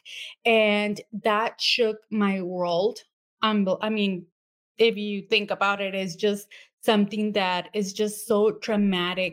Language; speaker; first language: English; non-native, fluent; Spanish